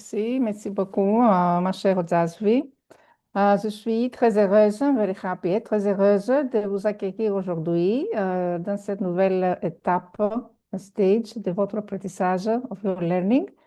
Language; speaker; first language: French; non-native, fluent; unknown